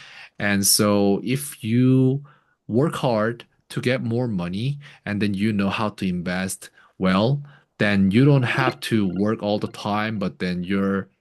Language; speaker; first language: English; non-native, fluent; Korean